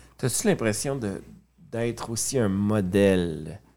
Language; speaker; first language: French; native; French